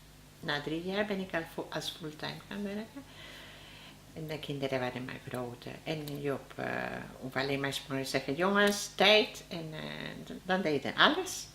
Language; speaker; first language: Dutch; non-native, learner; Spanish